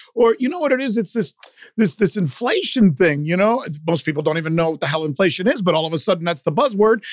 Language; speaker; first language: English; early bilingual, other home language; Spanish